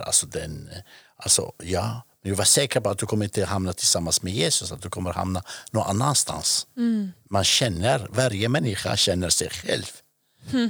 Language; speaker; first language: Swedish; non-native, fluent; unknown